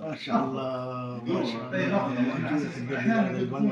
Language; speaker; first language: Arabic; non-native, learner; Bangla